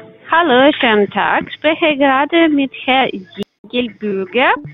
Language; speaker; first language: German; non-native, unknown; Russian